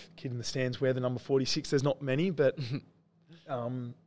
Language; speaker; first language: English; native; English